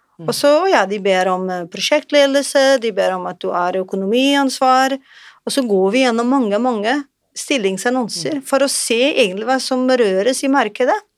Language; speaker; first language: Norwegian; non-native, fluent; Portuguese